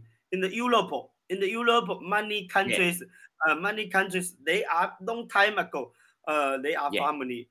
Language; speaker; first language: English; non-native, learner; Chinese